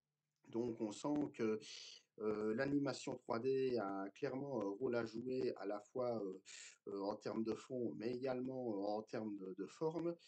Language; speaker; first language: French; native; French